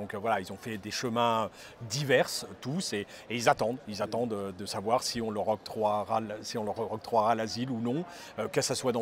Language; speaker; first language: French; native; French